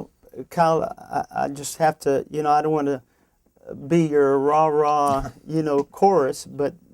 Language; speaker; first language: English; native; English